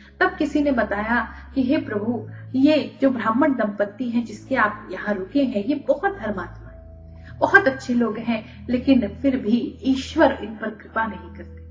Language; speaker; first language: Hindi; native; Hindi